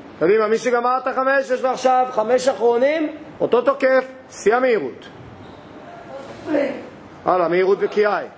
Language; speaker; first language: Hebrew; native; Hebrew